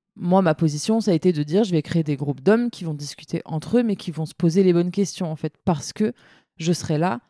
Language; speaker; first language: French; native; French